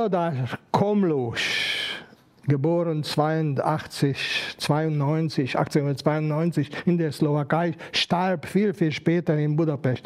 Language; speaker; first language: German; non-native, fluent; Hungarian